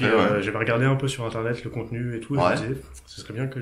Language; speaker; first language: French; native; French